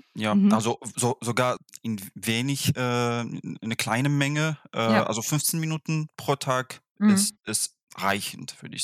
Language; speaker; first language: German; non-native, fluent; Arabic